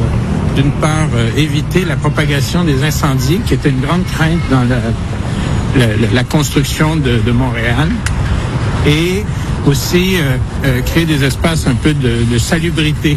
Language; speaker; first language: French; native; French